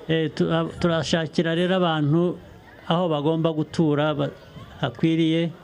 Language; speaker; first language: Kinyarwanda; early bilingual, heritage; Kinyarwanda